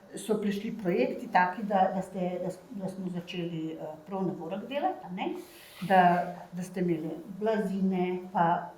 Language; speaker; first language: Slovenian; non-native, fluent; Bosnian